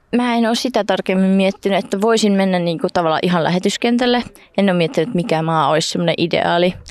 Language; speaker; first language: Finnish; early bilingual, heritage; Finnish